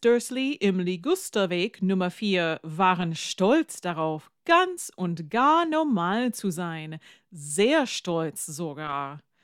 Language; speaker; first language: German; non-native, fluent; English